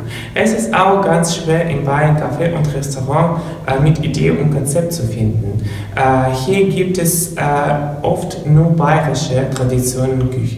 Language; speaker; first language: German; non-native, learner; Russian